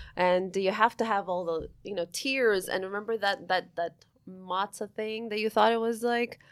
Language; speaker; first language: English; early bilingual, other home language; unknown